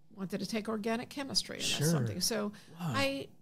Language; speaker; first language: English; native; English